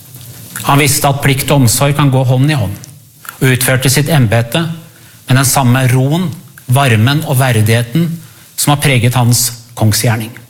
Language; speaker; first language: Norwegian; native; Norwegian